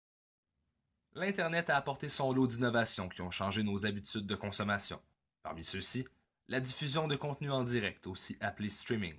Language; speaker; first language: French; native; French